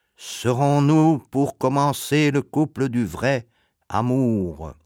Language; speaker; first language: French; native; French